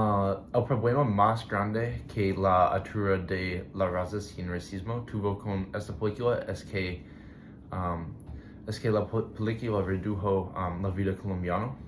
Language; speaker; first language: Spanish; non-native, learner; English